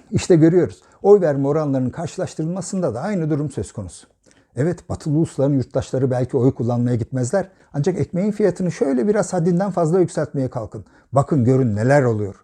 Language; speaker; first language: Turkish; native; Turkish